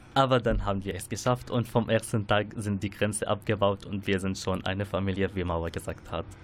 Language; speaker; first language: German; non-native, learner; Arabic